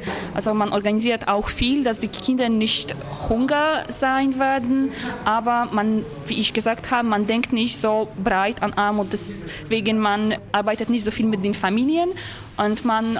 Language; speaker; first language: German; non-native, fluent; Polish